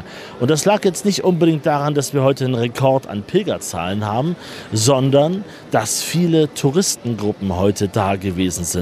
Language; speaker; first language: German; native; German